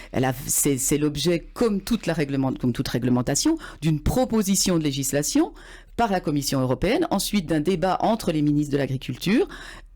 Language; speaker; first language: French; native; French